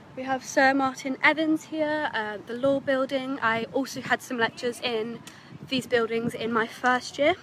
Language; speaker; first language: English; native; English